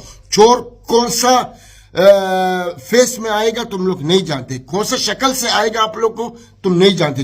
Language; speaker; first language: Hindi; non-native, fluent; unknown